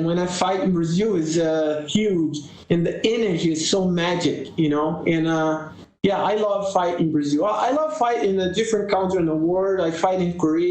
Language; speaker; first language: English; non-native, learner; Portuguese